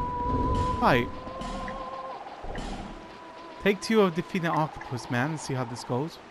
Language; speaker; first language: English; native; English